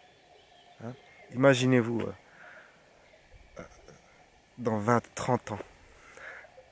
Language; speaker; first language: French; non-native, fluent; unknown